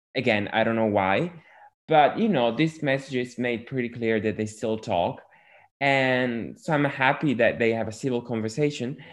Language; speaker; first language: English; non-native, fluent; Italian